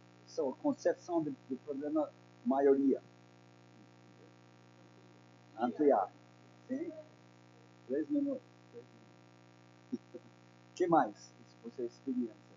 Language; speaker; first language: Portuguese; non-native, learner; English